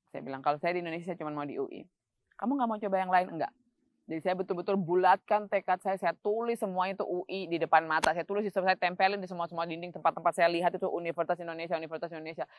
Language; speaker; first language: Indonesian; native; Indonesian